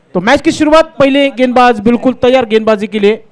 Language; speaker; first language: Hindi; non-native, local second language; Marathi